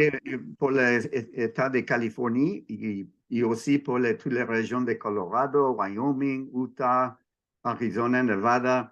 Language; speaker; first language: French; non-native, learner; English